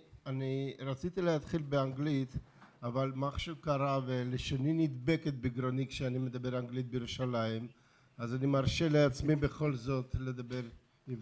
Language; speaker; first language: Hebrew; non-native, fluent; Russian